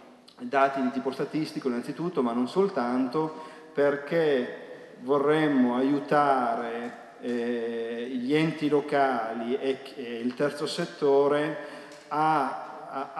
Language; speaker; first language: Italian; native; Italian